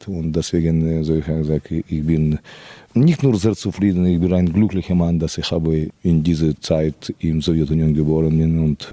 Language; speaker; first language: German; non-native, fluent; Russian